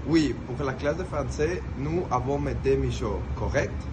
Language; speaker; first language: French; non-native, learner; Spanish